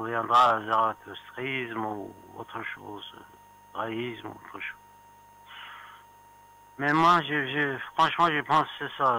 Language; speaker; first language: French; non-native, fluent; Persian